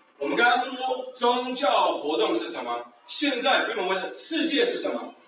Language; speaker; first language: Chinese; early bilingual, heritage; Chinese